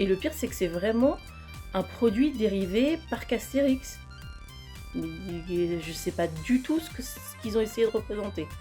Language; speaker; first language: French; native; French